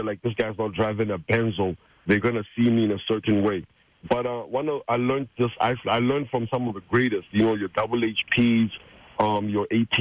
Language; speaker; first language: English; non-native, local second language; Tswana